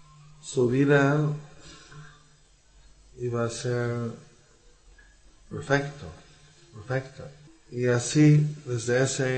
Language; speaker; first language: Spanish; non-native, learner; English